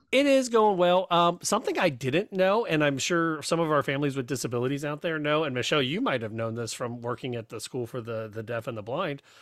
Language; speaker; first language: English; native; English